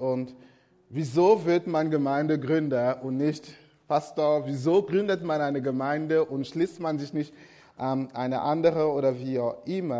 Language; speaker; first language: German; non-native, fluent; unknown